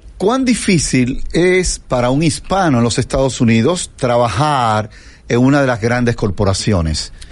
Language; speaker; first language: Spanish; native; Spanish